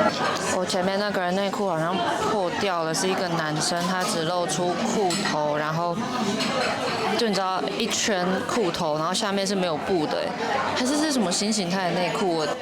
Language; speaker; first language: Chinese; native; Chinese